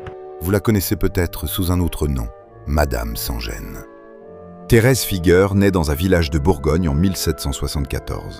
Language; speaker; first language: French; native; French